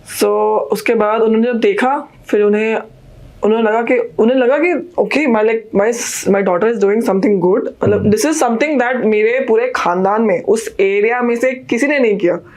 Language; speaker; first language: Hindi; non-native, local second language; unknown